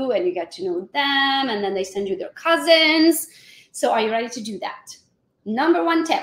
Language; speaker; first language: English; non-native, fluent; Hungarian